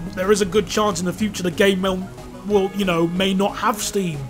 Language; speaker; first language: English; native; English